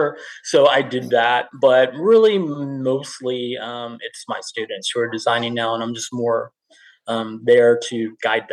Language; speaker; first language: English; native; English